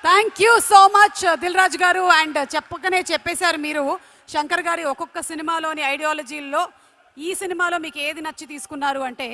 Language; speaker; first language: Telugu; native; Telugu